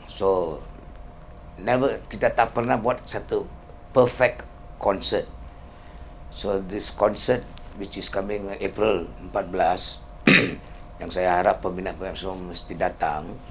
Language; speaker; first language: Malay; non-native, local second language; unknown